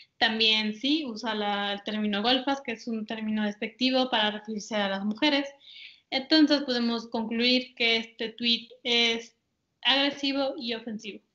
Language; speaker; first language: Spanish; native; Spanish